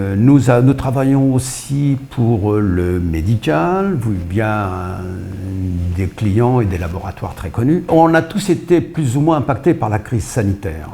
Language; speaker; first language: French; early bilingual, other home language; Portuguese